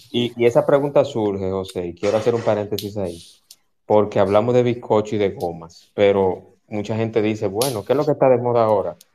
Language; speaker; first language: Spanish; native; Spanish